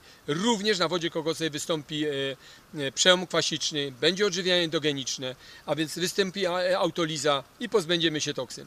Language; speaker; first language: Polish; native; Polish